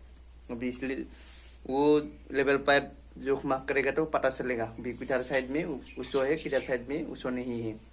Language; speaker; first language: Hindi; non-native, local second language; Assamese